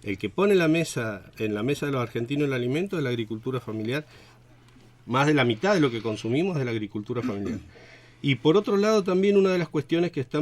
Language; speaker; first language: Spanish; native; Spanish